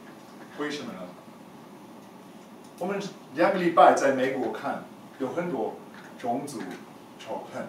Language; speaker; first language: Chinese; non-native, learner; English